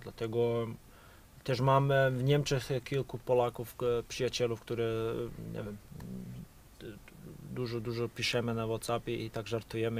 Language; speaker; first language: Polish; non-native, fluent; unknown